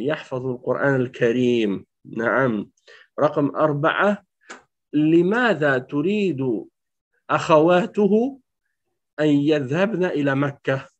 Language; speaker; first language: Arabic; non-native, fluent; French